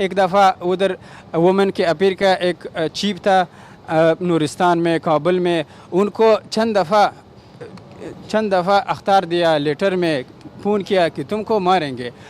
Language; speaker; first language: Hindi; non-native, learner; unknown